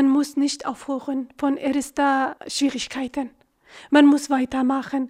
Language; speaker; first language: German; non-native, learner; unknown